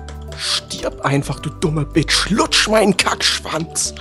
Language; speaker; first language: German; native; German